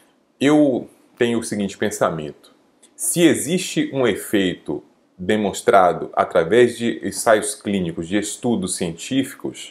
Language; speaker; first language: Portuguese; native; Portuguese